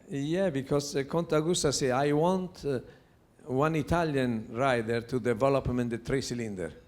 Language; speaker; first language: English; non-native, learner; Italian